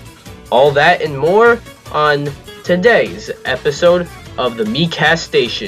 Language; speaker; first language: English; native; English